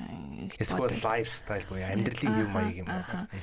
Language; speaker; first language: Mongolian; native; Mongolian